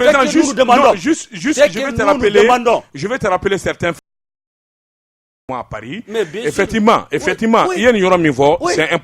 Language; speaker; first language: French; non-native, local second language; Bambara